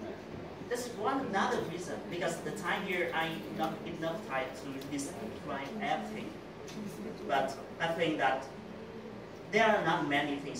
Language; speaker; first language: English; non-native, learner; Vietnamese